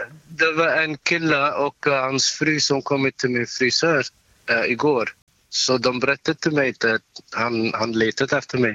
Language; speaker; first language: Swedish; non-native, learner; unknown